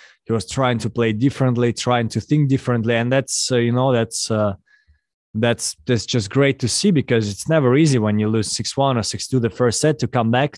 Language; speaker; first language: English; non-native, fluent; Russian